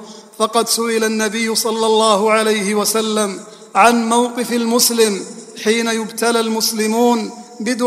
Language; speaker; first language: Arabic; native; Arabic